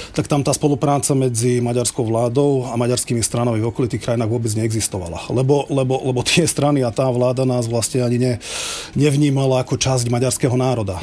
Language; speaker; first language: Slovak; non-native, local second language; Hungarian